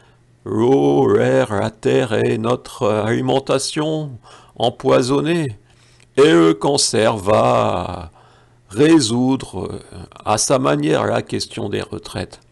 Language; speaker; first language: French; native; French